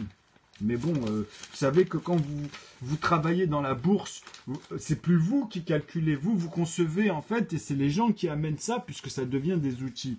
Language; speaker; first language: French; native; French